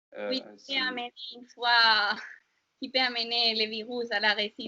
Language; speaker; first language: French; non-native, learner; Spanish